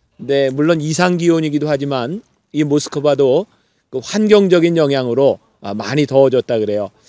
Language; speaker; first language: Korean; native; Korean